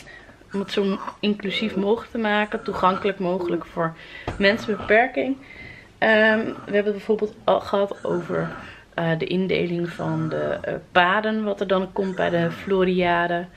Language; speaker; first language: Dutch; native; Dutch